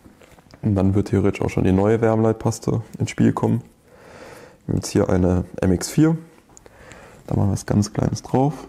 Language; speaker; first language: German; native; German